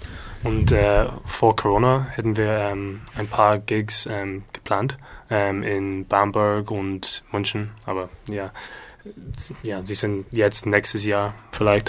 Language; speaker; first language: German; non-native, learner; English